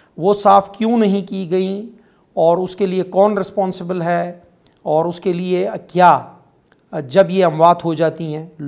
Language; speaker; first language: Urdu; non-native, local second language; Pashto